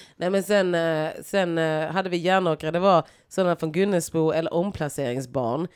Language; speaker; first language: Swedish; native; Swedish